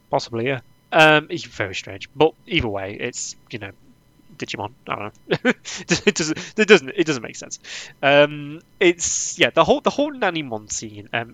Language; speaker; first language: English; native; English